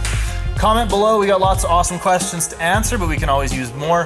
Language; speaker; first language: English; native; English